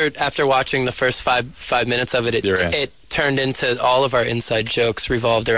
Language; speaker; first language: English; native; English